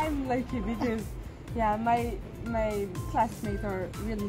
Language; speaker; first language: English; non-native, fluent; French